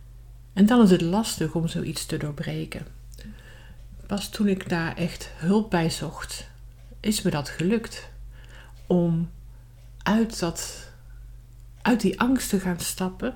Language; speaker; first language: Dutch; native; Dutch